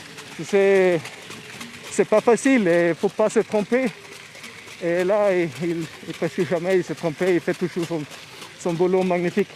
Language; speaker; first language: French; non-native, fluent; Swedish